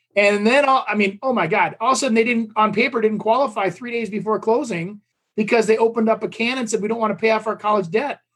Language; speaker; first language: English; native; English